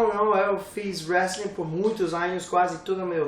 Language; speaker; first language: Portuguese; non-native, learner; English